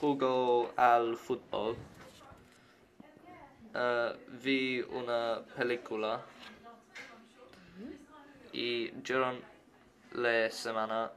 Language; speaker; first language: Spanish; non-native, learner; English